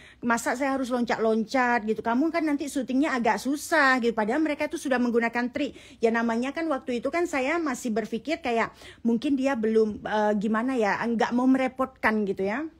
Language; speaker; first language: Indonesian; native; Indonesian